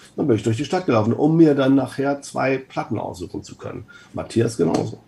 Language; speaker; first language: German; native; German